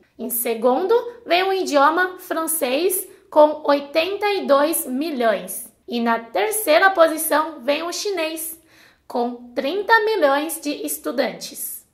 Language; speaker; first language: Portuguese; non-native, fluent; Chinese